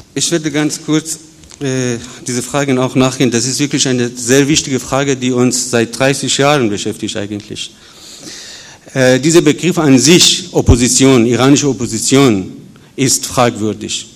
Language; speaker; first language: German; non-native, fluent; Persian